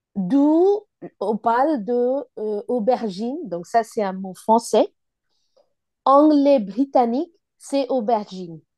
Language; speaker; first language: French; non-native, fluent; Bangla